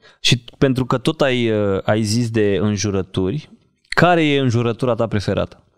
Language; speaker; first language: Romanian; native; Romanian